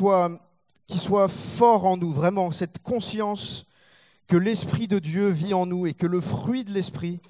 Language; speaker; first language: French; native; French